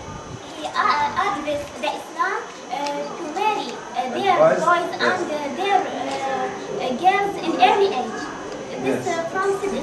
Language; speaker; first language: English; non-native, learner; Arabic